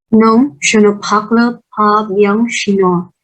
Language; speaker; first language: French; non-native, learner; Vietnamese